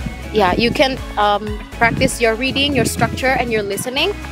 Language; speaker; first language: English; early bilingual, other home language; Indonesian